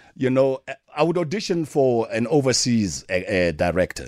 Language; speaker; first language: English; non-native, local second language; Tswana